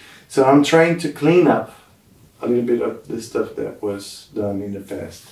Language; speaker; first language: English; non-native, fluent; Portuguese